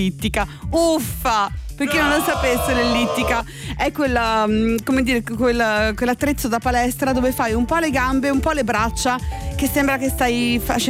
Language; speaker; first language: Italian; native; Italian